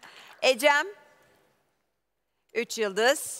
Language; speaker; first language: Turkish; native; Turkish